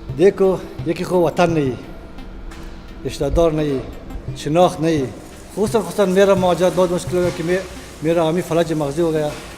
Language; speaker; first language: Hindi; non-native, learner; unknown